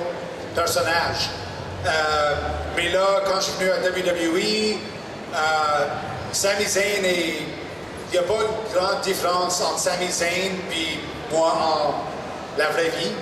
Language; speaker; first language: French; non-native, local second language; English